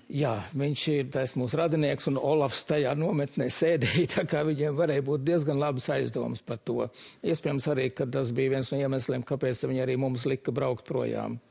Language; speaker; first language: Latvian; early bilingual, heritage; Latvian